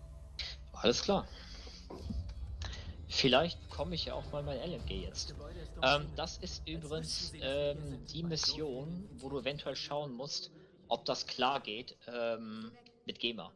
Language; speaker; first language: German; native; German